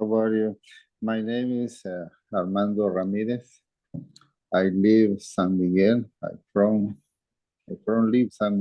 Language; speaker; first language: English; non-native, learner; Spanish